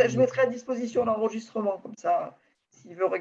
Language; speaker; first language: French; native; French